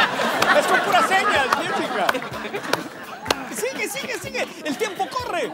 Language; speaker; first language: Spanish; native; Spanish